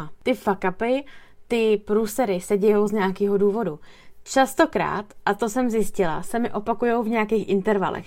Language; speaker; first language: Czech; native; Czech